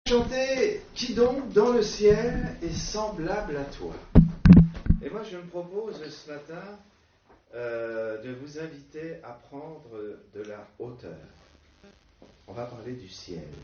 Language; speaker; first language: French; native; French